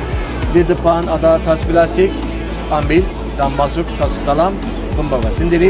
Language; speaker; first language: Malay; non-native, learner; Turkish